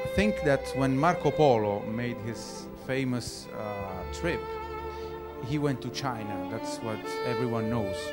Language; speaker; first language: English; non-native, fluent; Italian